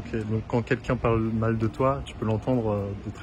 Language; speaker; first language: French; native; French